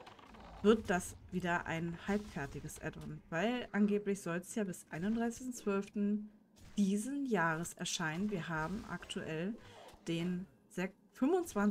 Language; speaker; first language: German; native; German